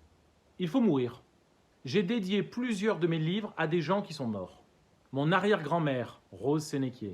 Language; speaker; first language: French; native; French